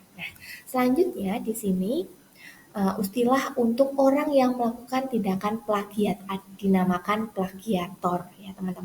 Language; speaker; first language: Indonesian; native; Indonesian